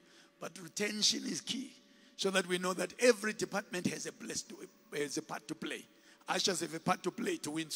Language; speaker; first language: English; non-native, local second language; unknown